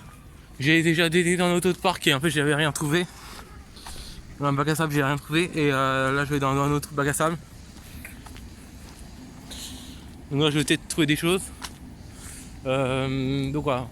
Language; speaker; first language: French; native; French